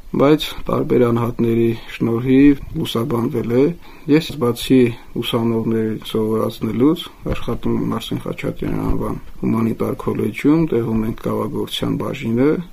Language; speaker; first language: Armenian; native; Armenian